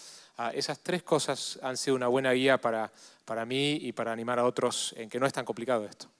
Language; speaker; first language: Spanish; native; Spanish